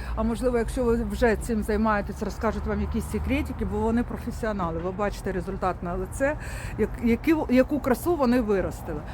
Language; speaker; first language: Ukrainian; non-native, local second language; Russian